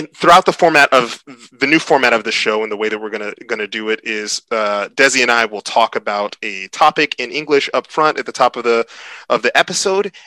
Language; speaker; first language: English; native; English